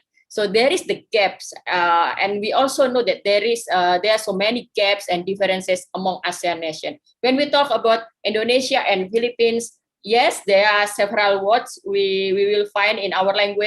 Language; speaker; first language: English; non-native, fluent; Indonesian